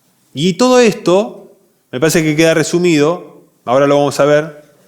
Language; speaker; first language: Spanish; native; Spanish